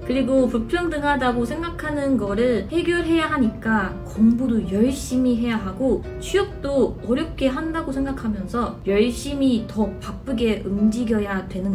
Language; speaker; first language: Korean; non-native, fluent; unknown